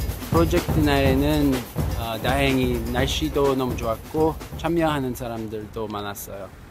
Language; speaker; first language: Korean; non-native, fluent; English